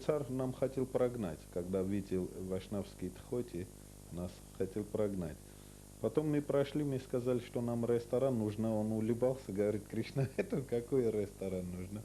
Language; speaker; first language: Russian; non-native, local second language; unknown